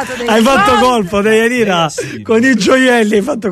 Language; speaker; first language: Italian; native; Italian